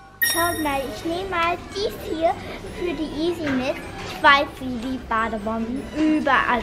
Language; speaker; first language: German; native; German